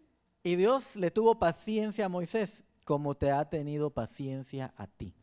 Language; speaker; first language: Spanish; native; Spanish